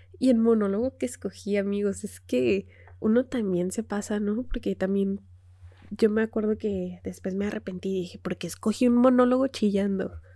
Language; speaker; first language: Spanish; native; Spanish